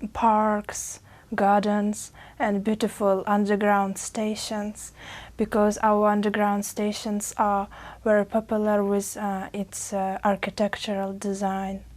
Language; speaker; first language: English; non-native, learner; Uzbek